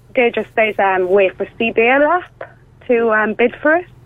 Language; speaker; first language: English; native; English